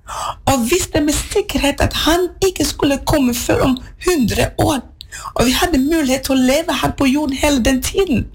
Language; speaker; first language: Norwegian; non-native, fluent; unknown